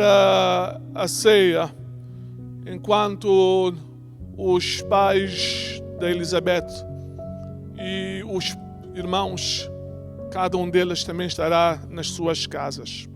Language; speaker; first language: Portuguese; native; Portuguese